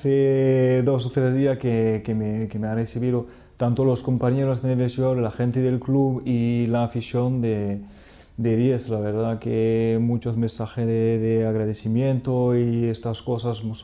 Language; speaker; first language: Spanish; non-native, fluent; French